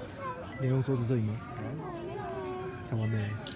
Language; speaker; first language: Chinese; native; Chinese